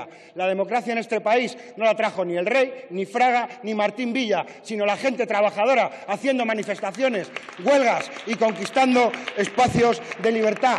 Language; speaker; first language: Spanish; native; Spanish